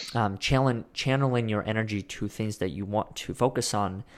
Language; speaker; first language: English; early bilingual, other home language; Russian